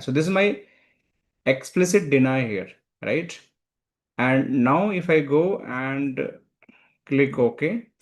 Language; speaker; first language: English; non-native, local second language; Hindi